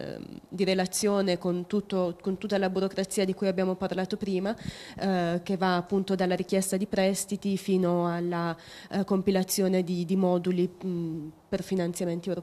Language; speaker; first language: Italian; native; Italian